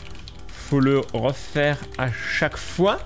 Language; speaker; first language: French; native; French